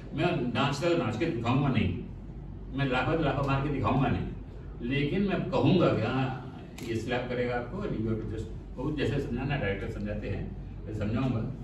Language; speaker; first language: Hindi; non-native, local second language; Sindhi